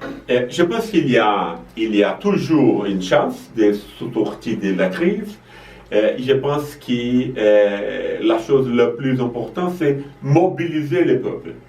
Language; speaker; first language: French; non-native, fluent; Portuguese